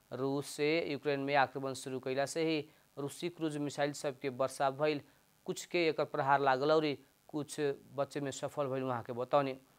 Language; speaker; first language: Bhojpuri; native; Bhojpuri